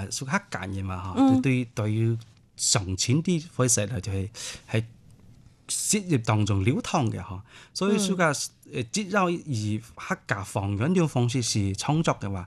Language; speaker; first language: Cantonese; non-native, local second language; Hakka Chinese